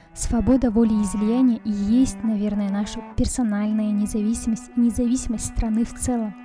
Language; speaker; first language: Russian; non-native, local second language; Kazakh